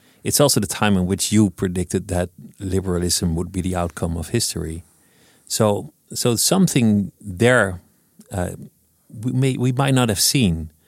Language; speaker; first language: English; non-native, fluent; Dutch